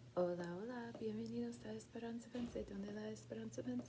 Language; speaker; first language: Spanish; non-native, fluent; English